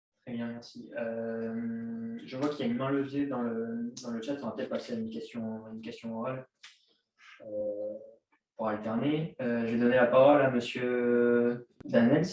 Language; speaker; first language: French; native; French